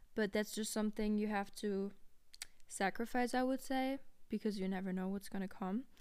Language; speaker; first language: English; non-native, fluent; German